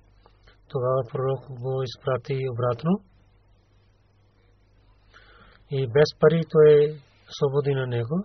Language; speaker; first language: Bulgarian; non-native, learner; Urdu